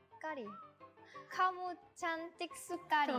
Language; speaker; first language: Indonesian; non-native, learner; Korean